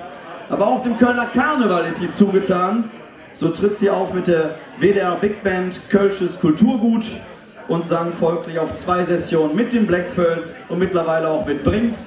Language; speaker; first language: German; native; German